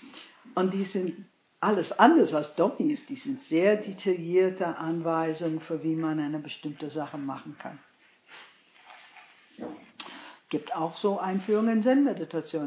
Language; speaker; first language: German; non-native, fluent; English